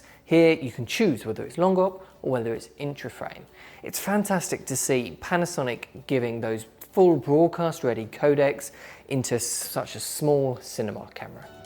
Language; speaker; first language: English; native; English